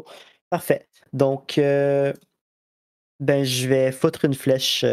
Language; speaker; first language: French; native; French